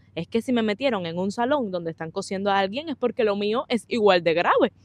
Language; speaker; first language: Spanish; native; Spanish